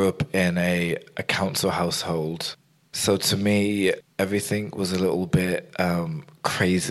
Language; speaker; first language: English; native; English